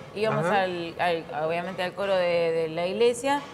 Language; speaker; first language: Spanish; native; Spanish